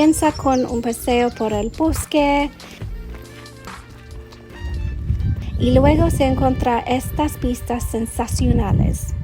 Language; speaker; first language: Spanish; non-native, learner; English